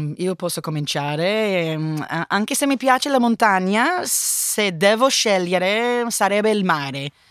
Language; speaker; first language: Italian; non-native, learner; English